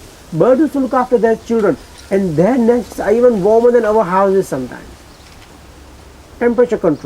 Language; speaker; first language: English; early bilingual, heritage; Gujarati